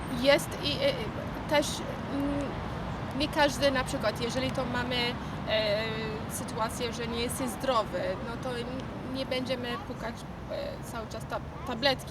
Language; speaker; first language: Polish; non-native, learner; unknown